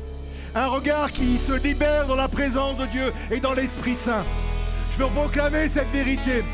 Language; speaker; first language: French; native; French